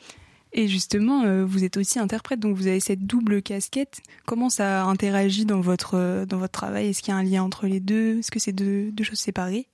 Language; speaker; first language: French; native; French